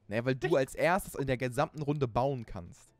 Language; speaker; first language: German; native; German